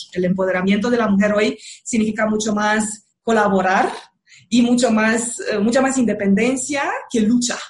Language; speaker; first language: Spanish; non-native, fluent; Romanian